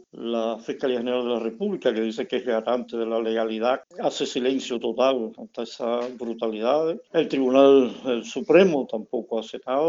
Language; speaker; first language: Spanish; native; Spanish